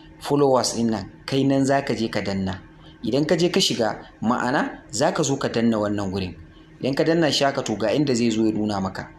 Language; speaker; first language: Hausa; non-native, local second language; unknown